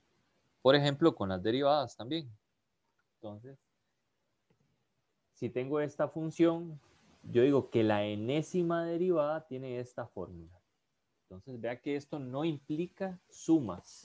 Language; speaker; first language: Spanish; native; Spanish